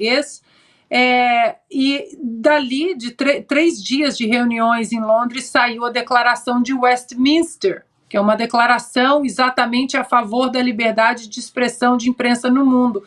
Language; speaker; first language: Portuguese; native; Portuguese